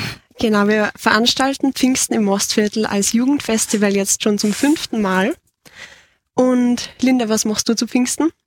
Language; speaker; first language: German; native; German